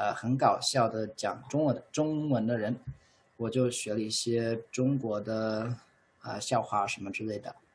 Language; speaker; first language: Chinese; non-native, fluent; English